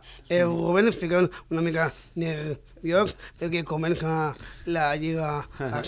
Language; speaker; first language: Catalan; non-native, local second language; Spanish